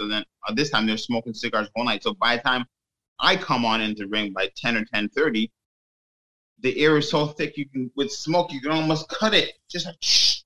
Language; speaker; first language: English; native; English